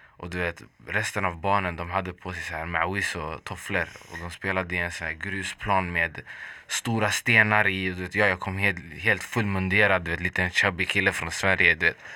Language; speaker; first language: Swedish; early bilingual, other home language; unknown